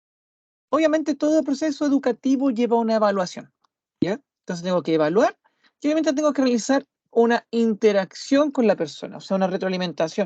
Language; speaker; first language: Spanish; native; Spanish